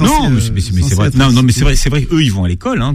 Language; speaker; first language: French; native; French